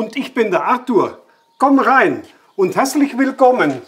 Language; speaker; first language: German; non-native, fluent; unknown